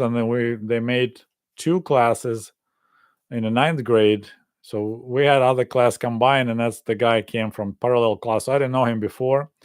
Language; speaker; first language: English; non-native, fluent; Russian